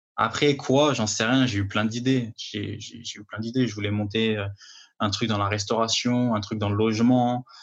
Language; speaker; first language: French; native; French